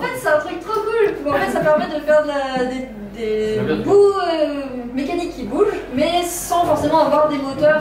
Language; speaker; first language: French; native; French